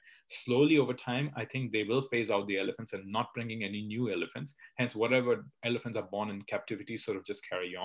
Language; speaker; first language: English; non-native, local second language; Hindi